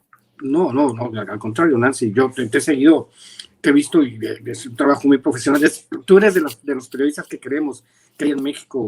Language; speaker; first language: Spanish; native; Spanish